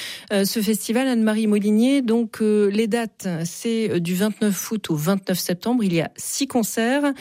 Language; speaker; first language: French; native; French